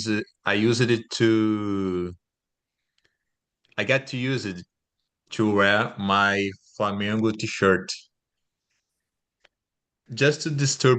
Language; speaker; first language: English; non-native, learner; Portuguese